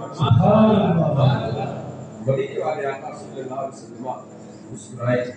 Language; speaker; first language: Urdu; native; Urdu